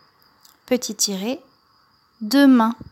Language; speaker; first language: French; native; French